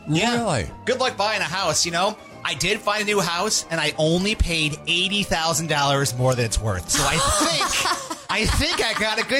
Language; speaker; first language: English; native; English